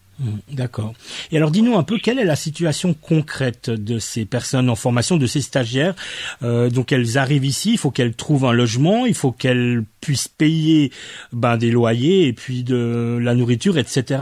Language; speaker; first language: French; native; French